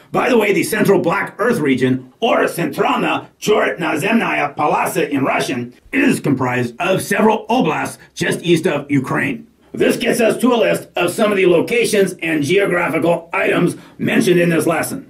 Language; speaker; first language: English; native; English